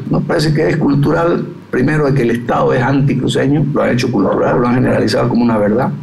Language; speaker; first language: Spanish; native; Spanish